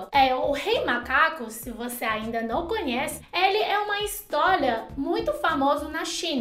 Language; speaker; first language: Portuguese; non-native, fluent; Chinese